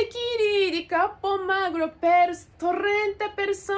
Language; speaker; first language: Italian; non-native, learner; Japanese